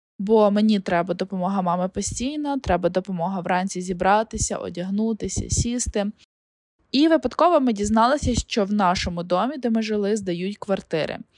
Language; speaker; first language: Ukrainian; native; Ukrainian